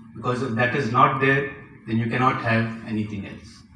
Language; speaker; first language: English; non-native, local second language; Marathi